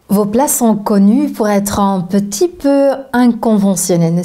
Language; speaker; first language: French; non-native, local second language; Dutch